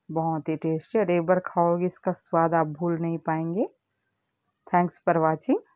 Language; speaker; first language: Hindi; non-native, local second language; Telugu